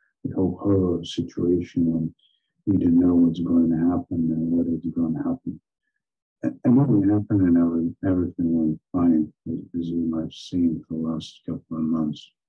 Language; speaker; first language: English; non-native, fluent; Ukrainian